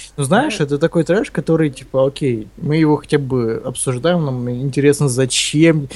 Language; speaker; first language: Russian; native; Russian